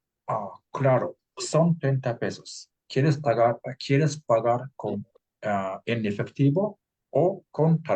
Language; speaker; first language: Spanish; non-native, learner; English